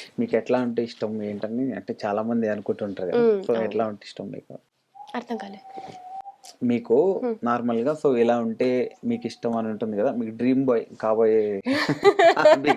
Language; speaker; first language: Telugu; native; Telugu